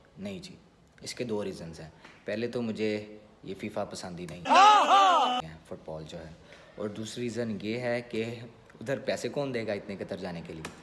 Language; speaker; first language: Urdu; native; Urdu